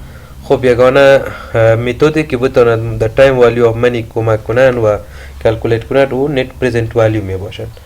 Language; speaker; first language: Persian; native; Persian